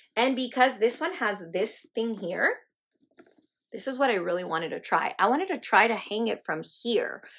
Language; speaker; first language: English; native; English